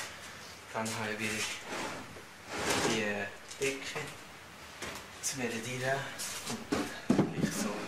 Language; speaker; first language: German; non-native, learner; Spanish